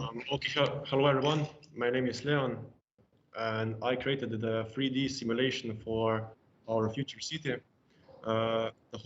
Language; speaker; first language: English; non-native, fluent; Slovenian